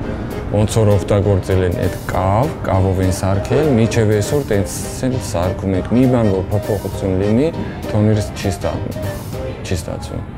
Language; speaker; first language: Armenian; early bilingual, heritage; Armenian